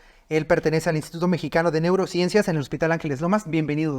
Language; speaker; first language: Spanish; native; Spanish